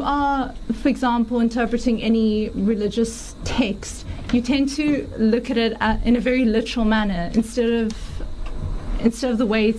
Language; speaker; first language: English; native; English